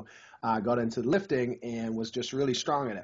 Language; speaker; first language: English; native; English